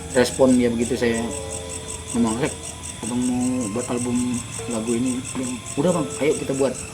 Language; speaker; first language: Indonesian; native; Indonesian